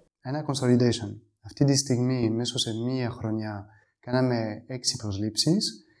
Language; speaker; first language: Greek; non-native, fluent; French